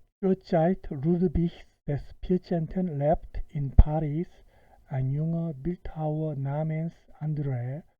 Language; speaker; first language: German; non-native, fluent; Korean